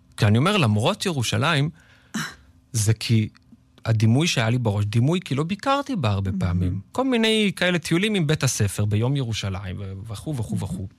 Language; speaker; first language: Hebrew; native; Hebrew